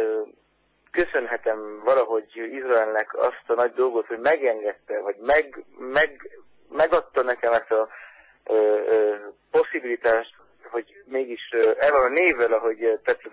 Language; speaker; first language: Hungarian; early bilingual, heritage; Hungarian